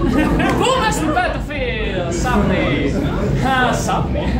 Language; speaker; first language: Latvian; non-native, local second language; Russian